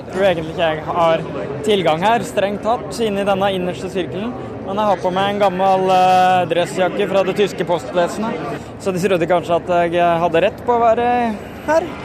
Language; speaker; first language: Norwegian; native; Norwegian